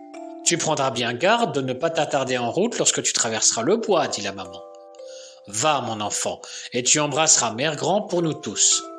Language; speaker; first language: French; native; French